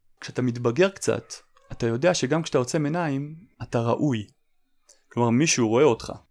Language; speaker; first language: Hebrew; native; Hebrew